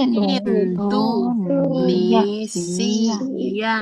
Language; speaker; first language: Chinese; non-native, learner; Indonesian